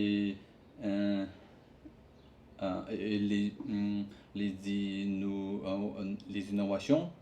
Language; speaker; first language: French; non-native, learner; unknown